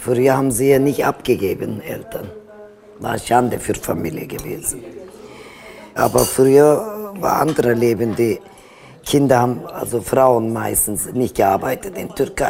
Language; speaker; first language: German; non-native, fluent; Turkish